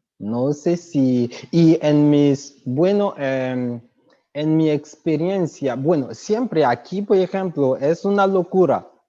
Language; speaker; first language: Spanish; non-native, fluent; French